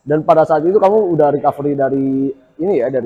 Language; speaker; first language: Indonesian; native; Indonesian